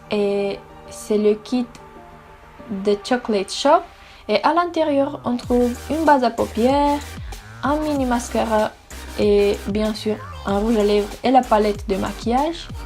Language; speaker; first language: French; non-native, fluent; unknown